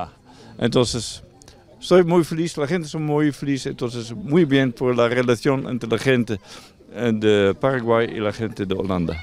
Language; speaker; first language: Spanish; non-native, learner; Dutch